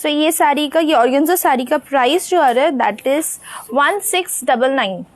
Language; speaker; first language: Hindi; non-native, local second language; Bangla